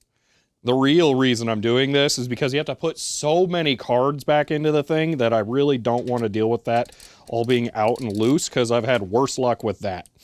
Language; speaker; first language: English; native; English